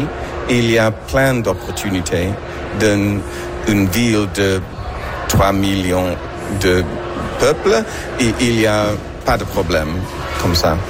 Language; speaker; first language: French; non-native, learner; English